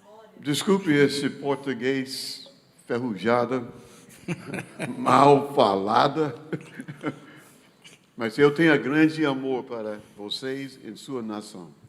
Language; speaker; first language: Portuguese; non-native, learner; English